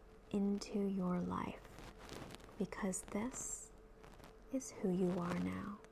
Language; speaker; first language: English; native; English